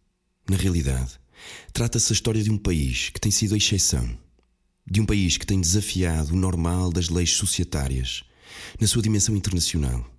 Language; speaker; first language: Portuguese; native; Portuguese